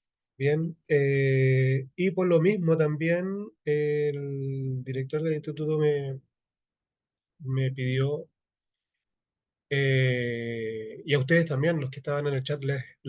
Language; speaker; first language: Spanish; native; Spanish